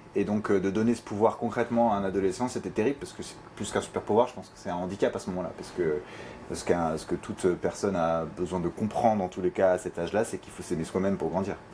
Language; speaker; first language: French; native; French